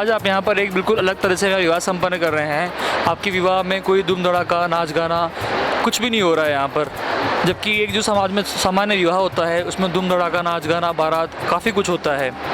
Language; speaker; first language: Hindi; native; Hindi